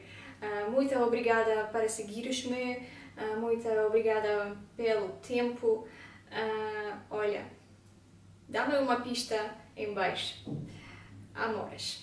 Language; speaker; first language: Portuguese; non-native, learner; Ukrainian